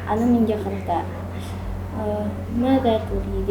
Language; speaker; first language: Arabic; non-native, learner; Indonesian